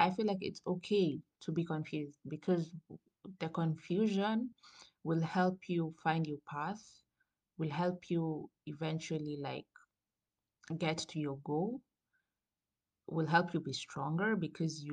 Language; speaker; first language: English; non-native, local second language; Swahili